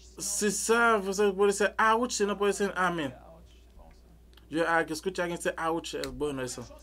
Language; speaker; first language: Spanish; non-native, learner; French